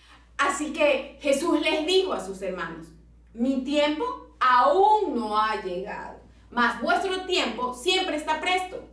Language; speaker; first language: Spanish; native; Spanish